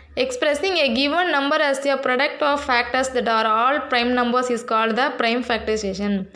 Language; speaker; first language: English; non-native, local second language; Tamil